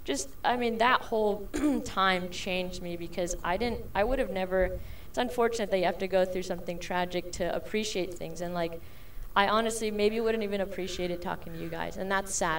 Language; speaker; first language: English; early bilingual, other home language; Spanish